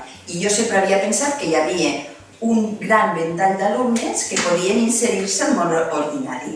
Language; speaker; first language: Catalan; native; Catalan